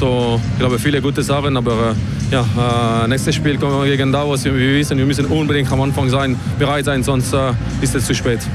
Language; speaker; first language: German; non-native, local second language; French